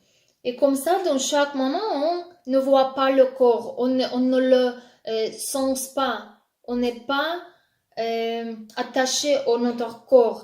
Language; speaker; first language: French; non-native, fluent; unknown